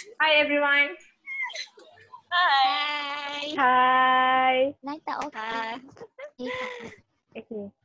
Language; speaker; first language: English; non-native, learner; Malay